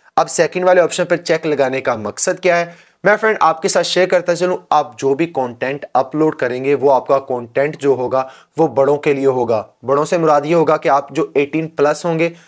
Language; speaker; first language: Urdu; non-native, local second language; Punjabi